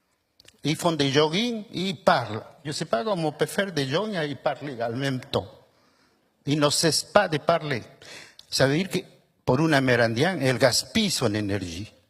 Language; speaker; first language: French; non-native, fluent; Spanish